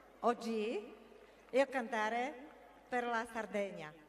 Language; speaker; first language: Italian; non-native, learner; Slovak